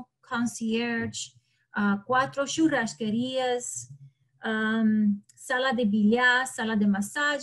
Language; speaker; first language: Portuguese; non-native, learner; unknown